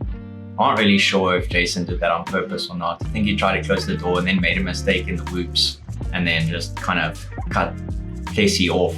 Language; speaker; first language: English; native; English